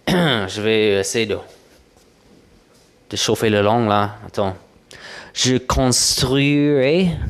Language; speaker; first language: French; non-native, fluent; English